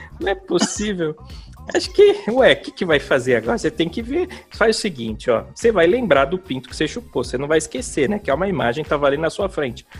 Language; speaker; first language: Portuguese; native; Portuguese